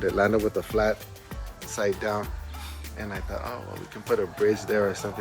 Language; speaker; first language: English; native; English